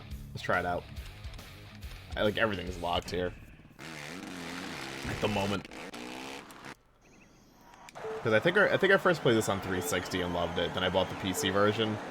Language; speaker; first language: English; native; English